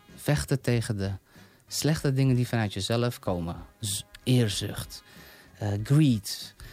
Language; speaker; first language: Dutch; non-native, fluent; Persian